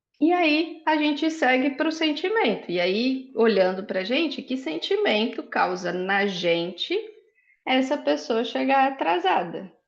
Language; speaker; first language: Portuguese; native; Portuguese